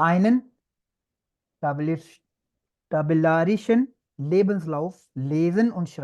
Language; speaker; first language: German; non-native, learner; Punjabi